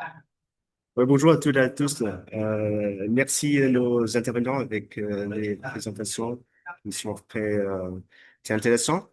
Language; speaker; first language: French; non-native, fluent; Vietnamese